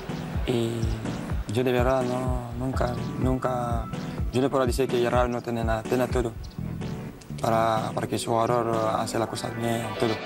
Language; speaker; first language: Spanish; non-native, fluent; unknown